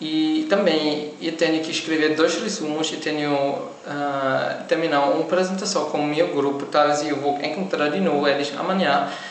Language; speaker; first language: Portuguese; non-native, learner; German